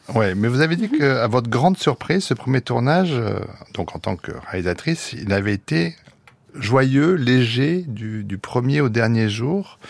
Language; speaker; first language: French; native; French